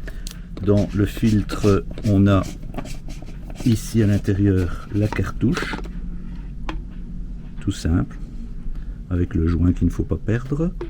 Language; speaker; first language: French; native; French